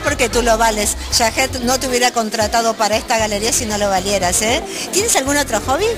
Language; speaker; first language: Spanish; native; Spanish